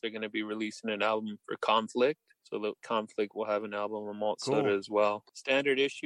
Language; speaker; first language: English; native; English